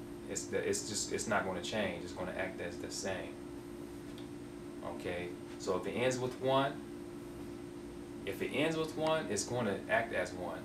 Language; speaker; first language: English; native; English